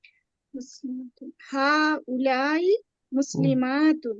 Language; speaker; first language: Arabic; non-native, learner; Urdu